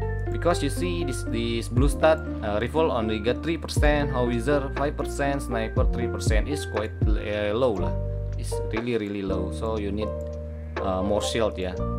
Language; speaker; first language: English; non-native, learner; Indonesian